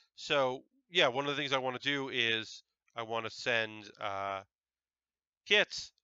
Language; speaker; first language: English; native; English